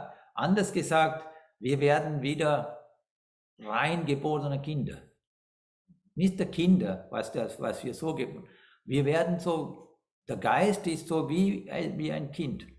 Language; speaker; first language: German; non-native, fluent; Sinhala